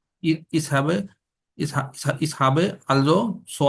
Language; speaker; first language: German; non-native, learner; Bangla